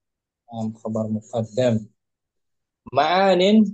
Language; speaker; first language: Arabic; non-native, fluent; Indonesian